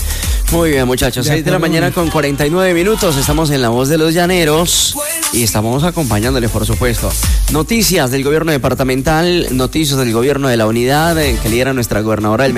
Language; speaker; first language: Spanish; native; Spanish